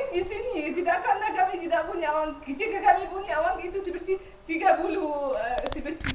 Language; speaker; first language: Indonesian; non-native, learner; Arabic